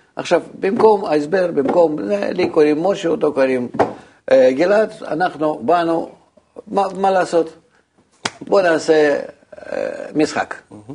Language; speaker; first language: Hebrew; non-native, fluent; Russian